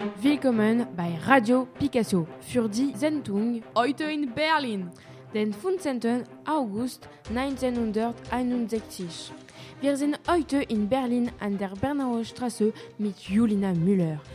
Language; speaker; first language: German; non-native, learner; French